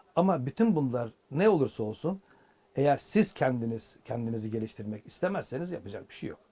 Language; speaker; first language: Turkish; native; Turkish